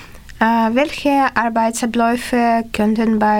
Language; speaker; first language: German; non-native, fluent; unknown